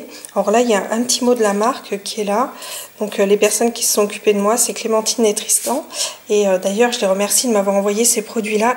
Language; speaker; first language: French; native; French